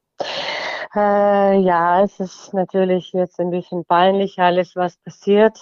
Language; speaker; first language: German; non-native, fluent; Ukrainian